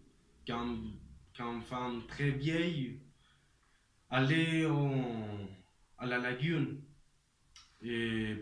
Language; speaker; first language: French; non-native, learner; Spanish